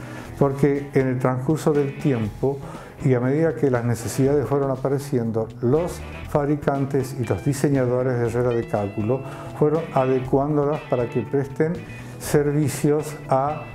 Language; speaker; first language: Spanish; native; Spanish